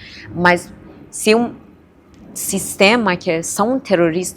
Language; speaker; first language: Portuguese; non-native, fluent; Persian